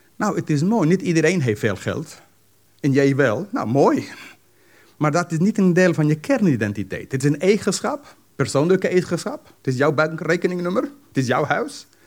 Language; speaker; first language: Dutch; non-native, fluent; English